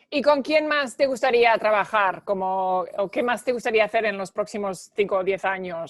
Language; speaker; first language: Spanish; early bilingual, heritage; Spanish